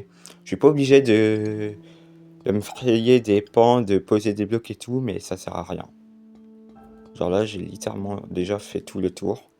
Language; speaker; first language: French; native; French